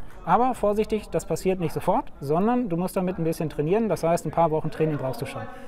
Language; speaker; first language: German; native; German